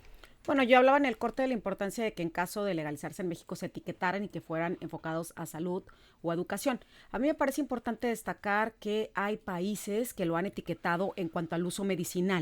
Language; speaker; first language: Spanish; native; Spanish